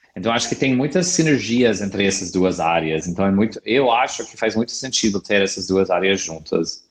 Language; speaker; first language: Portuguese; non-native, fluent; English